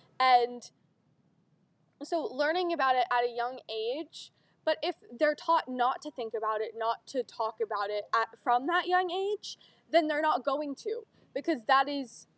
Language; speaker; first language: English; native; English